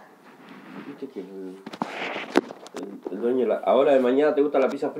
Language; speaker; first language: Spanish; native; Spanish